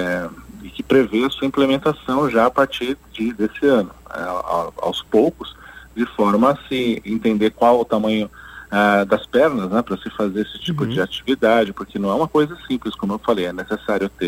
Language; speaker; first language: Portuguese; native; Portuguese